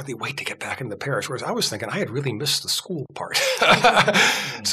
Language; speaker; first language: English; native; English